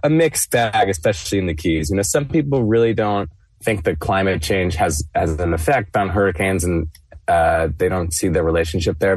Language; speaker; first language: English; native; English